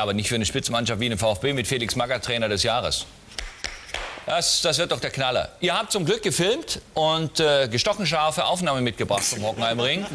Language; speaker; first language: German; native; German